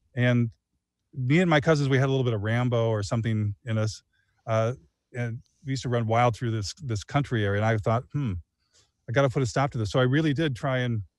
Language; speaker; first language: English; native; English